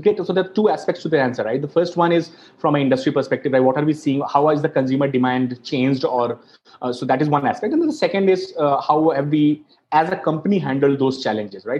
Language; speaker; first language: English; non-native, local second language; Hindi